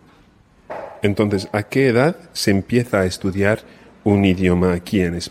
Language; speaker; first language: Spanish; non-native, fluent; English